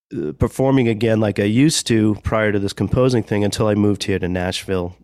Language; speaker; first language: English; native; English